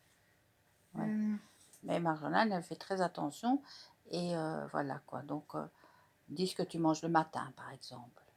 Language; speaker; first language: French; native; French